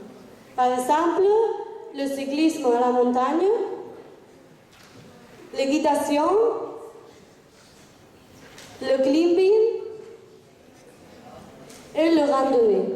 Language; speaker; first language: French; non-native, learner; Spanish